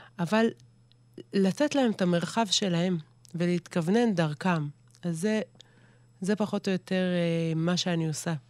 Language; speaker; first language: Hebrew; native; Hebrew